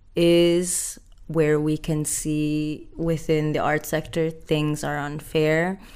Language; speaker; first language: English; non-native, fluent; Indonesian